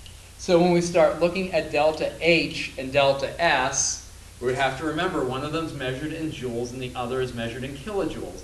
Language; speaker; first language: English; native; English